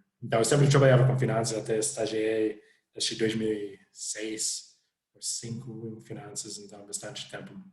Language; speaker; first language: Portuguese; non-native, fluent; English